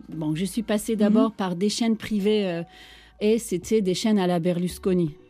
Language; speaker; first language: French; non-native, fluent; Turkish